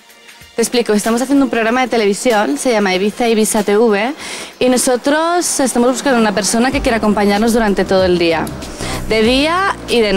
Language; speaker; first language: Spanish; native; Spanish